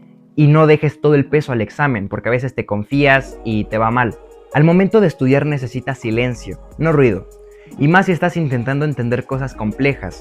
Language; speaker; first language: Spanish; native; Spanish